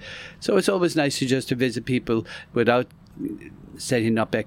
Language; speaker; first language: English; native; English